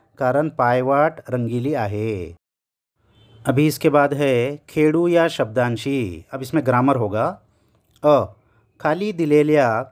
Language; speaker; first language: Hindi; native; Hindi